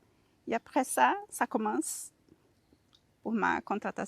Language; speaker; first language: French; non-native, learner; Portuguese